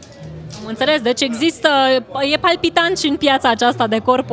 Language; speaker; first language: Romanian; native; Romanian